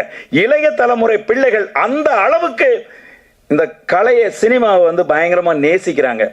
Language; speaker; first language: Tamil; native; Tamil